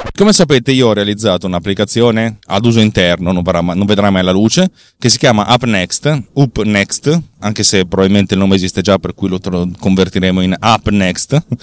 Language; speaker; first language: Italian; native; Italian